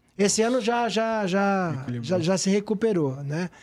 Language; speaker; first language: Portuguese; native; Portuguese